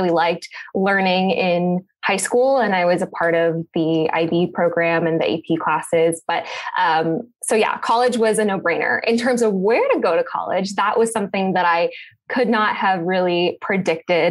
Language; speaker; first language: English; native; English